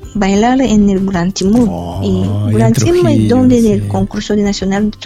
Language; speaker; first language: Spanish; non-native, fluent; Japanese